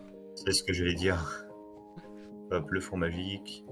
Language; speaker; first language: French; native; French